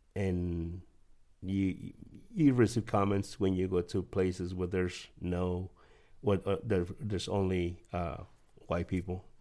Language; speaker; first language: English; early bilingual, other home language; Spanish